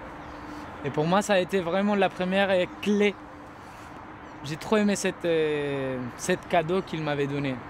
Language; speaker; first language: French; non-native, fluent; Spanish